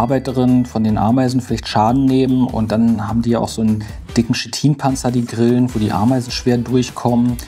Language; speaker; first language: German; native; German